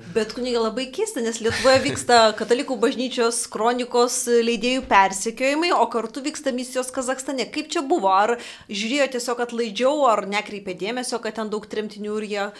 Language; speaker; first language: Lithuanian; native; Lithuanian